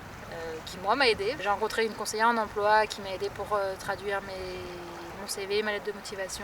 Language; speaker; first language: French; native; French